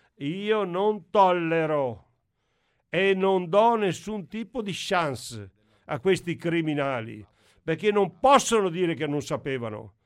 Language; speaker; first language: Italian; native; Italian